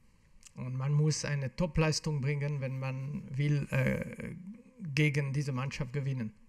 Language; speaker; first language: German; non-native, fluent; French